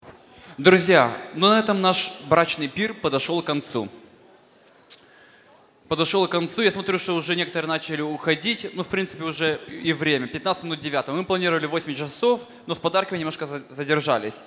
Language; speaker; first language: Russian; native; Russian